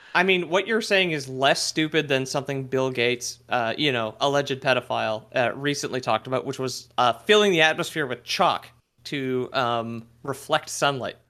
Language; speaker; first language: English; native; English